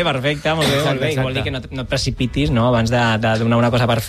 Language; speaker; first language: Catalan; native; Catalan